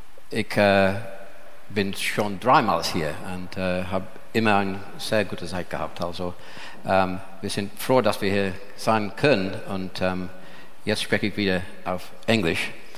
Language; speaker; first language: German; non-native, learner; English